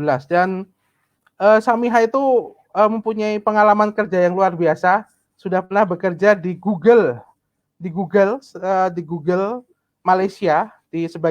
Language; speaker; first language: Indonesian; native; Indonesian